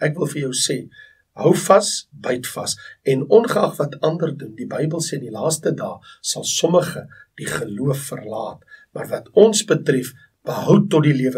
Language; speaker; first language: Afrikaans; native; Afrikaans